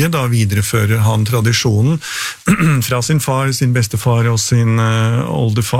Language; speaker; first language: Norwegian; native; Norwegian